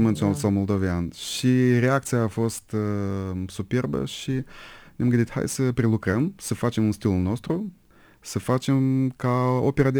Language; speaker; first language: Romanian; non-native, local second language; Russian